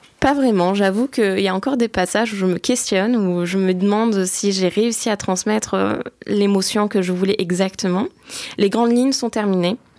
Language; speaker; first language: French; early bilingual, other home language; Turkish